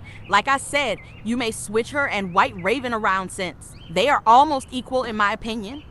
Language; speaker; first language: English; native; English